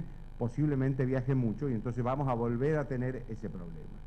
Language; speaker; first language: Spanish; native; Spanish